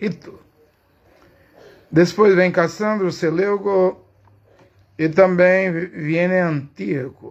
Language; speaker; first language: Spanish; non-native, learner; Portuguese